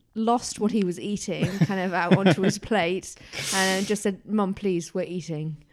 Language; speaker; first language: English; native; English